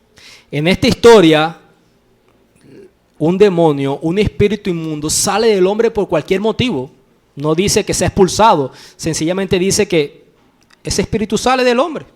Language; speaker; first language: Spanish; native; Spanish